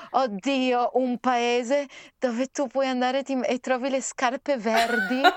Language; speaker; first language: Italian; native; Italian